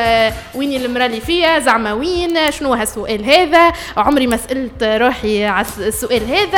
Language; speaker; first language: Arabic; native; Arabic